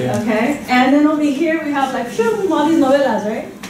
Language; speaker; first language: English; native; English